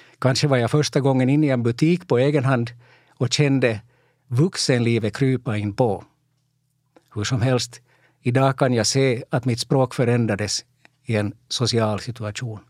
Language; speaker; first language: Swedish; native; Swedish